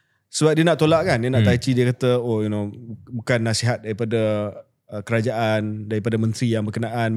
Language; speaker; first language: Malay; native; Malay